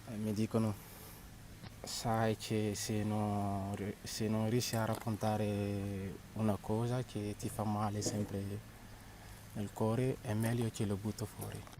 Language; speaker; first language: Italian; non-native, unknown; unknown